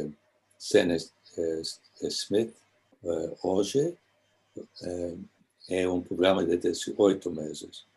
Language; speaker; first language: Portuguese; non-native, learner; English